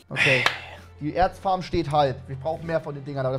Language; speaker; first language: German; native; German